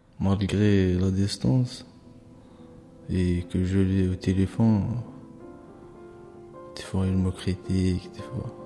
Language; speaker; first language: French; non-native, learner; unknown